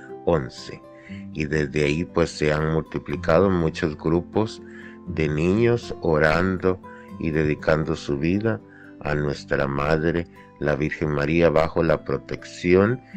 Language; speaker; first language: Spanish; native; Spanish